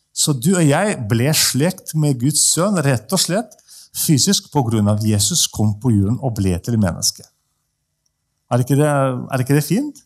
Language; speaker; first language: Norwegian; non-native, fluent; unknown